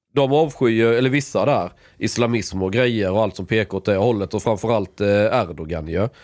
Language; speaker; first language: Swedish; native; Swedish